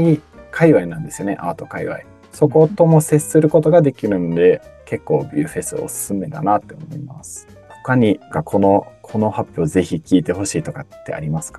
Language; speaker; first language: Japanese; native; Japanese